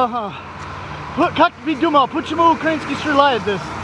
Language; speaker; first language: Russian; non-native, learner; English